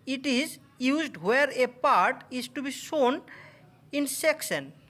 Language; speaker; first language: Hindi; non-native, local second language; Bangla